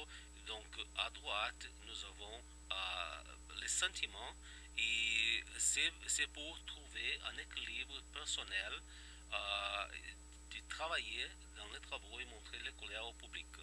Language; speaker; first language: French; non-native, fluent; Portuguese